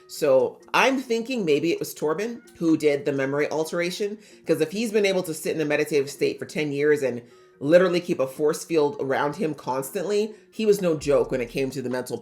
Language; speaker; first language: English; native; English